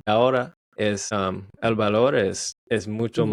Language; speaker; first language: Spanish; non-native, learner; English